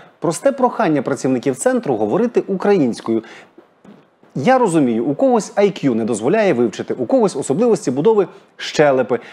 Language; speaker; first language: Ukrainian; native; Ukrainian